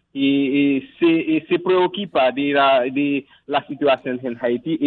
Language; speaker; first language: Spanish; non-native, learner; Haitian Creole